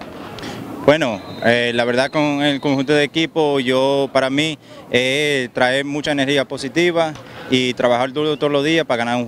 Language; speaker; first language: Spanish; early bilingual, heritage; Spanish